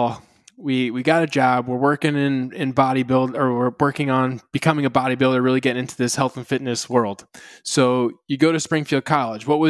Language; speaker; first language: English; native; English